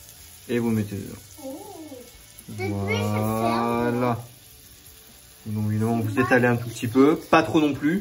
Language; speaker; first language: French; native; French